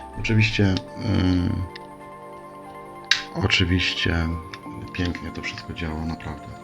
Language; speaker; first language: Polish; native; Polish